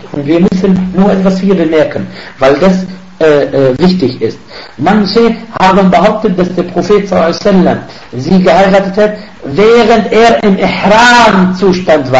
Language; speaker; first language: German; non-native, fluent; Arabic